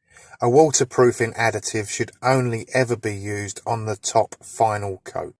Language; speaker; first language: English; native; English